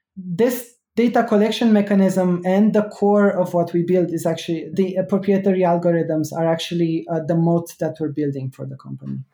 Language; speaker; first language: English; non-native, fluent; Romanian